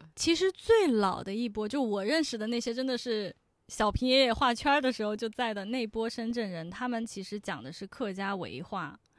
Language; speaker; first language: Chinese; non-native, local second language; Cantonese